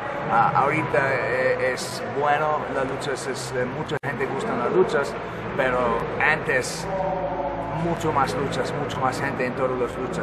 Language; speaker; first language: Spanish; non-native, learner; English